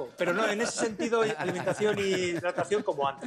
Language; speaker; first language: Spanish; native; Spanish